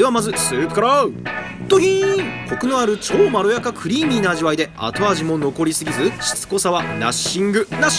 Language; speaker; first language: Japanese; native; Japanese